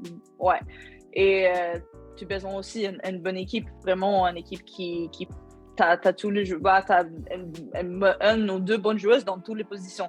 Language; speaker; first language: French; non-native, learner; Swedish